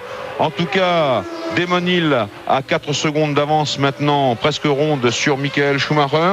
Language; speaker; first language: French; native; French